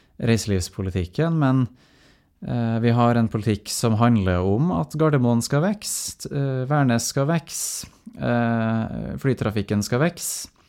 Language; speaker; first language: Norwegian; native; Norwegian